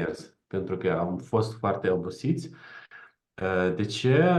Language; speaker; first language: Romanian; non-native, learner; Ukrainian